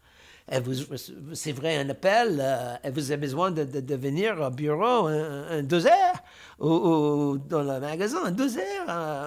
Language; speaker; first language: French; non-native, fluent; English